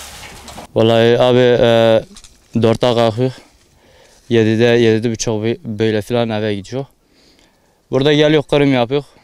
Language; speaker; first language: Turkish; non-native, learner; Arabic